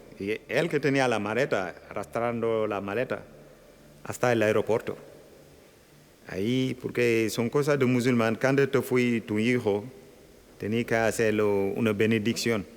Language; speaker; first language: Spanish; non-native, local second language; Wolof